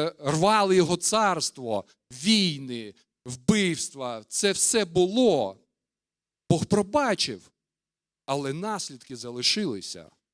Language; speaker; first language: Ukrainian; non-native, local second language; Russian